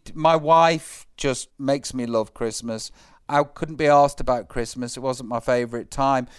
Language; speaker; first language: English; native; English